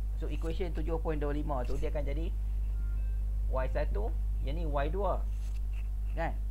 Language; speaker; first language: Malay; native; Malay